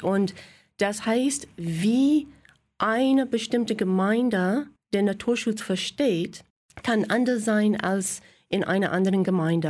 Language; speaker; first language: German; non-native, fluent; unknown